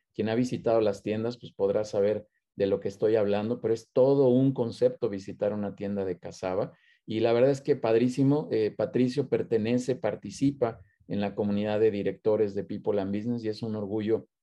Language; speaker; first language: Spanish; native; Spanish